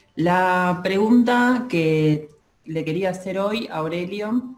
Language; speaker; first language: Spanish; native; Spanish